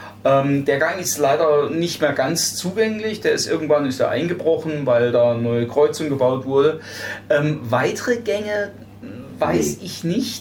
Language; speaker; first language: German; native; German